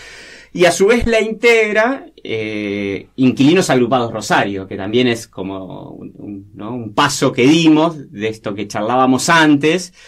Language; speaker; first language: Spanish; native; Spanish